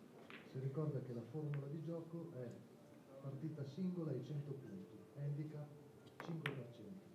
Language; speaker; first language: Italian; native; Italian